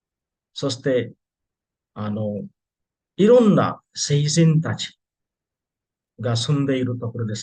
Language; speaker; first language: Japanese; non-native, fluent; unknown